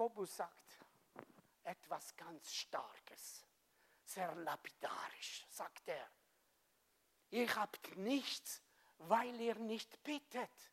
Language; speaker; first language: German; non-native, fluent; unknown